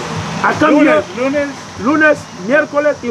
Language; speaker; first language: Spanish; non-native, learner; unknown